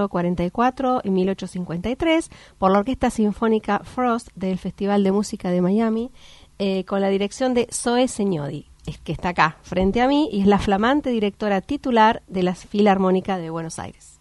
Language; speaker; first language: Spanish; native; Spanish